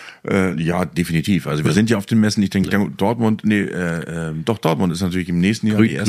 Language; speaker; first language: German; native; German